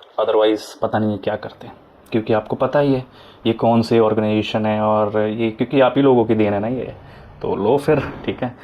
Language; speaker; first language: Hindi; native; Hindi